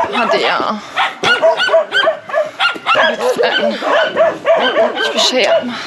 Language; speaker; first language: Turkish; non-native, learner; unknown